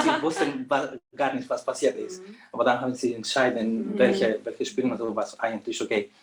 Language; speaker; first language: German; non-native, fluent; Spanish